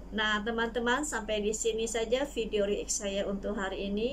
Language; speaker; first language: Indonesian; non-native, local second language; Malay